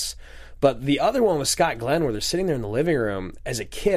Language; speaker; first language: English; native; English